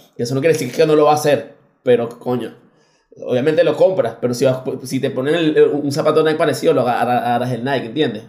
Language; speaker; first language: Spanish; native; Spanish